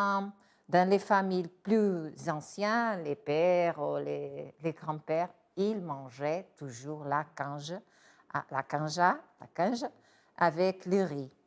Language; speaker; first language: French; non-native, fluent; Portuguese